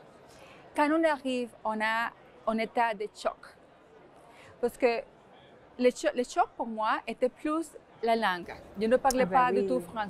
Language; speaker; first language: French; non-native, fluent; Spanish